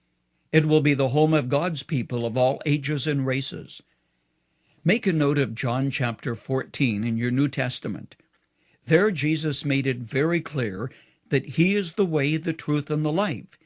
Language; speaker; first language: English; native; English